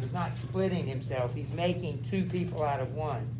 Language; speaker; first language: English; native; English